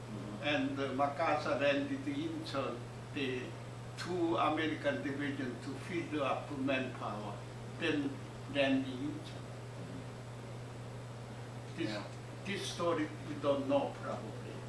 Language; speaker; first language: English; non-native, learner; Korean